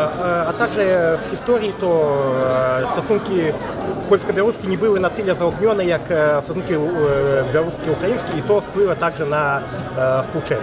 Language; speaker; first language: Polish; non-native, fluent; Belarusian